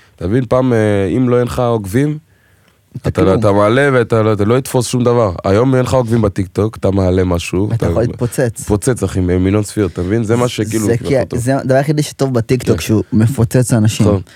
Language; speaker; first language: Hebrew; non-native, local second language; French